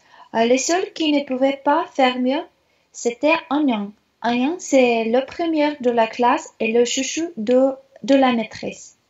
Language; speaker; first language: French; non-native, learner; Russian